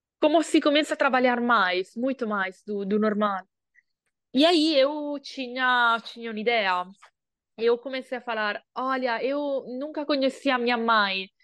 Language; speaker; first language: Portuguese; non-native, learner; Italian